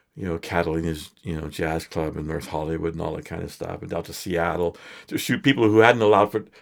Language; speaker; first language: English; native; English